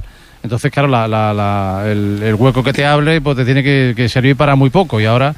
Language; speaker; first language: Spanish; native; Spanish